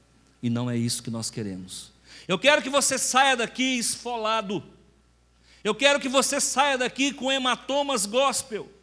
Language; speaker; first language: Portuguese; native; Portuguese